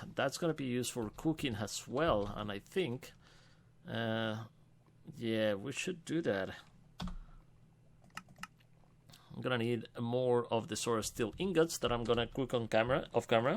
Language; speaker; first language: English; non-native, fluent; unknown